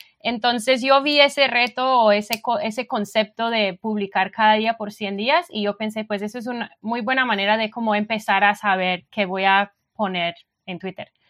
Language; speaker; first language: Spanish; non-native, fluent; English